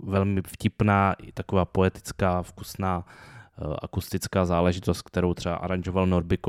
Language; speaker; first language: Czech; native; Czech